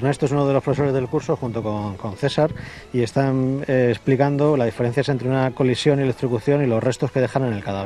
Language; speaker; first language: Spanish; native; Spanish